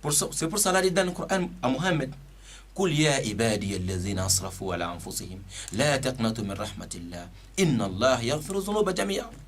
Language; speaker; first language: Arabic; non-native, fluent; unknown